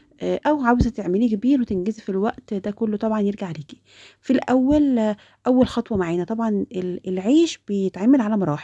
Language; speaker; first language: Arabic; native; Arabic